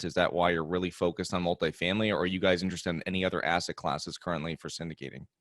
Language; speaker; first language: English; native; English